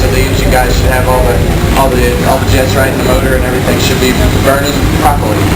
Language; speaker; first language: English; native; English